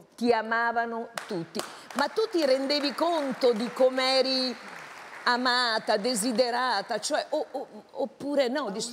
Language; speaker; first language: Italian; native; Italian